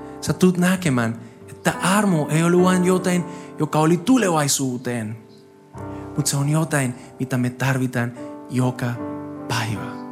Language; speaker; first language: Finnish; non-native, fluent; Spanish